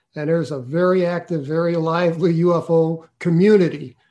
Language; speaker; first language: English; native; English